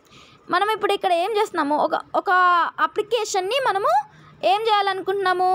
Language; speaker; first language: Telugu; native; Telugu